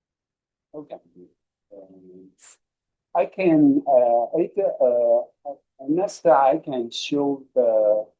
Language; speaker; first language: English; non-native, learner; Chinese